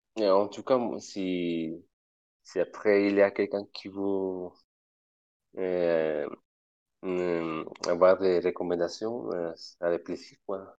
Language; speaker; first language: French; non-native, fluent; Spanish